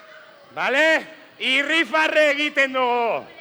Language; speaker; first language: Basque; non-native, local second language; Spanish